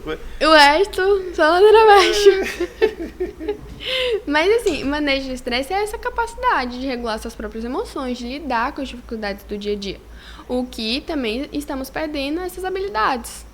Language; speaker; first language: Portuguese; native; Portuguese